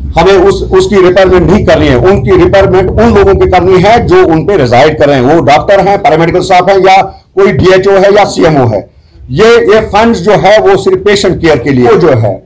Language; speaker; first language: Urdu; non-native, local second language; Kashmiri